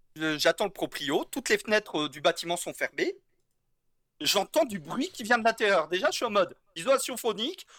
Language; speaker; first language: French; native; French